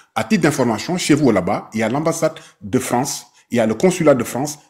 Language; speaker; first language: French; non-native, local second language; Wolof